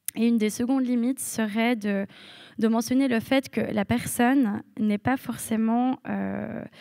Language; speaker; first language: French; native; French